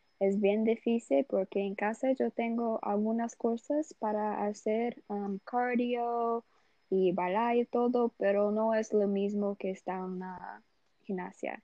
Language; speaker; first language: Spanish; non-native, learner; Portuguese